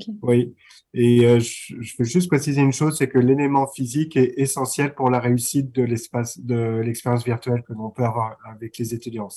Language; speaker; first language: French; native; French